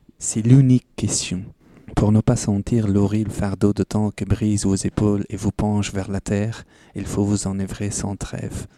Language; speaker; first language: French; non-native, fluent; Persian